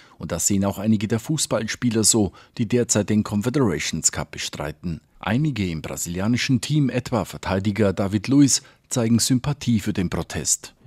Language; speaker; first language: German; native; German